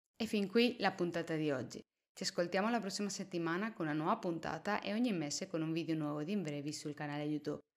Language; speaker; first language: Italian; non-native, fluent; Spanish